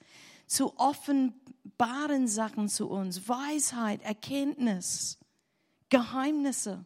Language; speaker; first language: German; non-native, learner; English